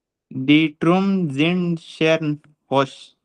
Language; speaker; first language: German; non-native, learner; Hindi